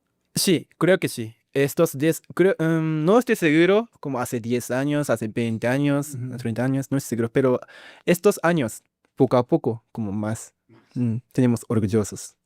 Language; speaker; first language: Spanish; non-native, learner; Japanese